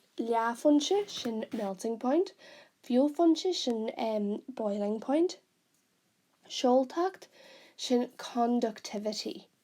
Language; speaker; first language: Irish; non-native, local second language; English